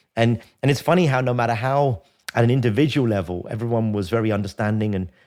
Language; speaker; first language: English; native; English